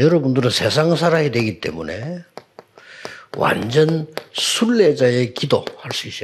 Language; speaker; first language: Korean; native; Korean